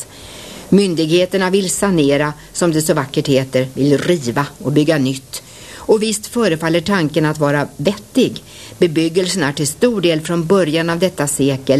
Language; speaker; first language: Swedish; native; Swedish